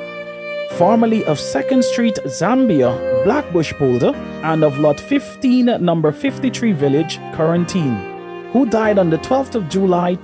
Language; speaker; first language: English; native; English